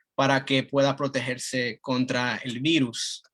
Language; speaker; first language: Spanish; early bilingual, heritage; Spanish